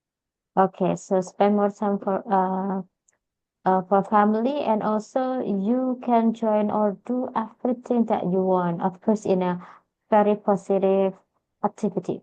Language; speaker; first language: English; non-native, fluent; Indonesian